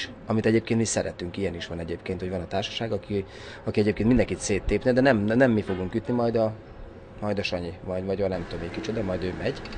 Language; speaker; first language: Hungarian; native; Hungarian